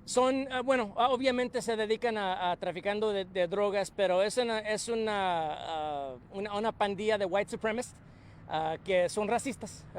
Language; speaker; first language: Spanish; early bilingual, heritage; Spanish